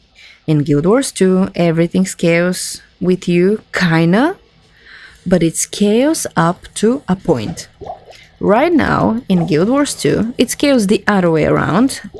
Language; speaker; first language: English; non-native, fluent; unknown